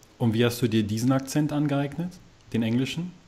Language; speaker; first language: German; native; German